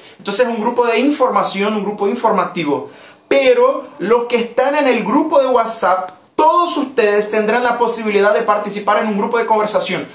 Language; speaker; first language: Spanish; non-native, fluent; Portuguese